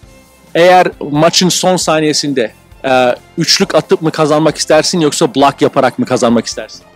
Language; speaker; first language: Turkish; native; Turkish